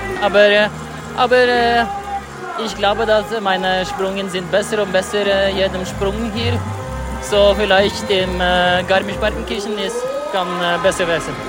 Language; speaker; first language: German; non-native, learner; Norwegian